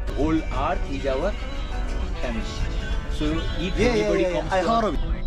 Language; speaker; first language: English; non-native, local second language; Odia